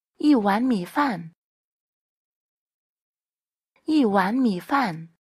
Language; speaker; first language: Chinese; non-native, fluent; Vietnamese